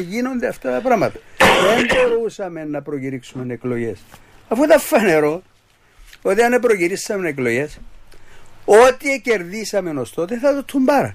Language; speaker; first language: Greek; native; Greek